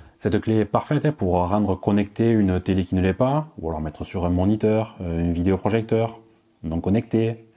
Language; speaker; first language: French; native; French